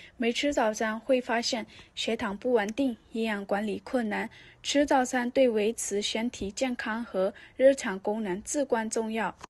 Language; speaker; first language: Chinese; non-native, learner; Vietnamese